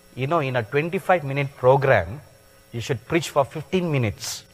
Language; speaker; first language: English; non-native, local second language; Tamil